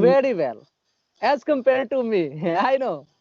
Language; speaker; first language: English; non-native, learner; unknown